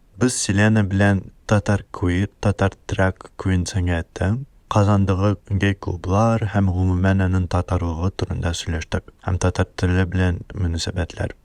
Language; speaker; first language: Tatar; early bilingual, heritage; Russian